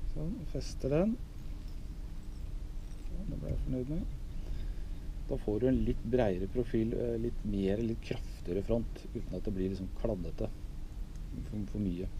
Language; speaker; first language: Norwegian; native; Norwegian